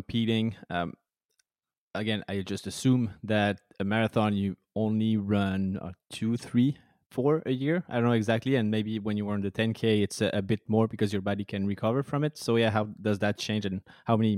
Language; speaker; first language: English; non-native, fluent; French